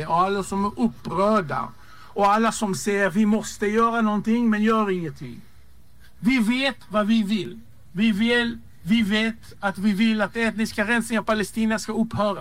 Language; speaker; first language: Swedish; non-native, fluent; Hebrew